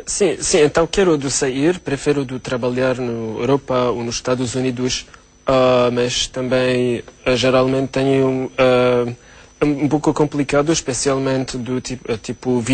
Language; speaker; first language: Portuguese; non-native, learner; Arabic